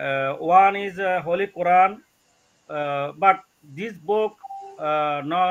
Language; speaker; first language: English; non-native, learner; Bangla